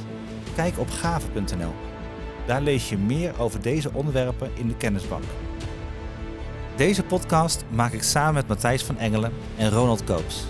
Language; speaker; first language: Dutch; native; Dutch